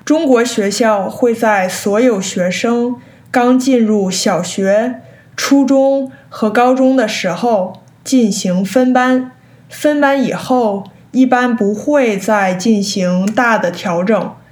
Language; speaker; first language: Chinese; early bilingual, heritage; Chinese